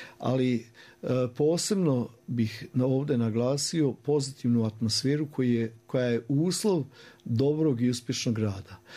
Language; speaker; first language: Croatian; native; Croatian